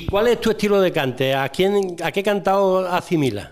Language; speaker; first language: Spanish; native; Spanish